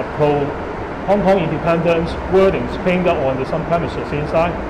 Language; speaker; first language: English; non-native, local second language; Cantonese